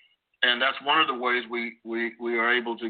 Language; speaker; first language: English; native; English